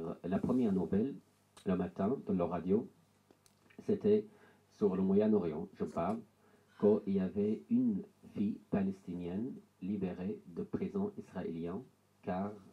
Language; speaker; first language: French; non-native, learner; Arabic